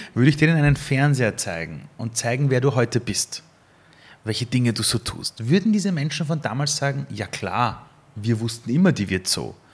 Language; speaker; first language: German; early bilingual, other home language; Persian